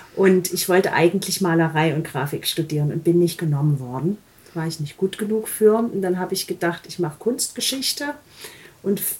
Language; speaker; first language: German; native; German